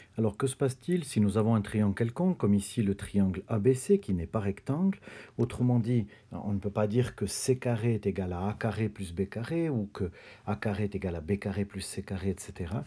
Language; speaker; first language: French; native; French